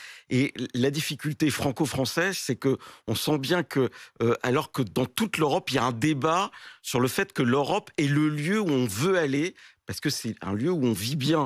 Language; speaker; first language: French; native; French